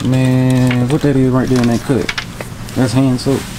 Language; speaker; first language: English; native; English